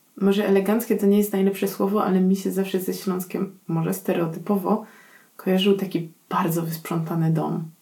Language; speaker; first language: Polish; native; Polish